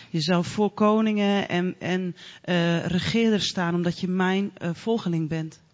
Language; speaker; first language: Dutch; native; Dutch